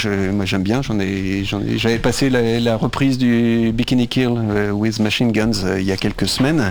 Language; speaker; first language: French; native; French